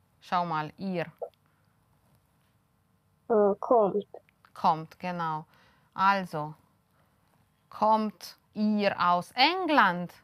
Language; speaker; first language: German; non-native, fluent; Romanian